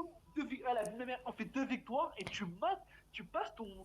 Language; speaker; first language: French; native; French